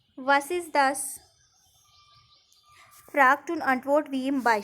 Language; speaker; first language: German; non-native, fluent; Marathi